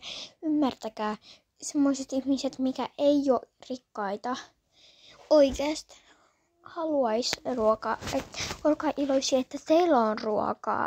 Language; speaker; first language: Finnish; early bilingual, other home language; Polish